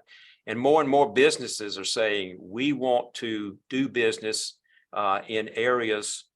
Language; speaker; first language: English; native; English